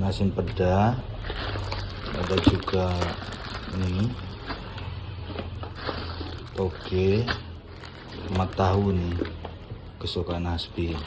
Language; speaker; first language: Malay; non-native, local second language; Javanese